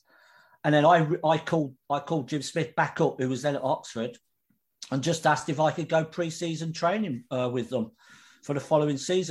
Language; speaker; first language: English; native; English